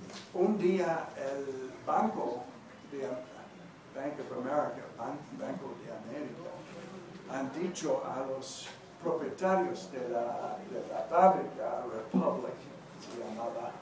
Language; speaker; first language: Spanish; non-native, learner; English